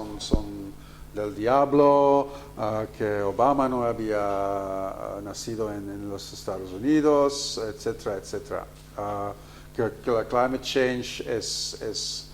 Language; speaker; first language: Spanish; non-native, fluent; Dutch